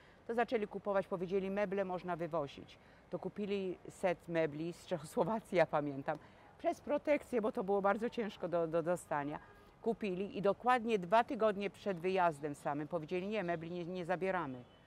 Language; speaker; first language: Polish; native; Polish